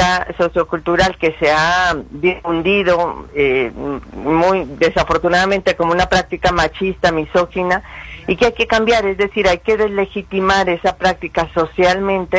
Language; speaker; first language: Spanish; native; Spanish